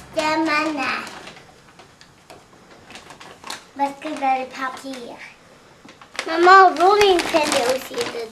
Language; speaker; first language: French; early bilingual, heritage; French